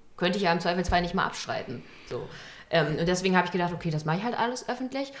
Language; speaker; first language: German; native; German